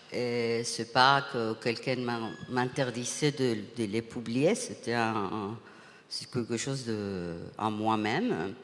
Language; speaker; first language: French; non-native, fluent; Spanish